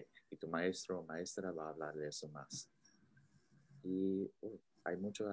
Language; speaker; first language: Spanish; non-native, fluent; English